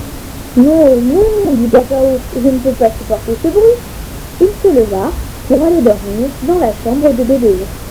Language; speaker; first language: French; native; French